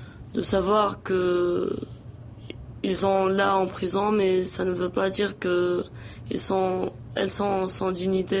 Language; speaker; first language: French; non-native, local second language; Arabic